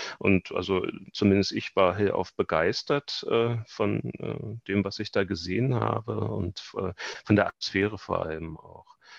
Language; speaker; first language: German; native; German